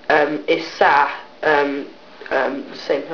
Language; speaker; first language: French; non-native, learner; English